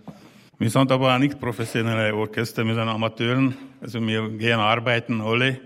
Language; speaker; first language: German; non-native, learner; Hungarian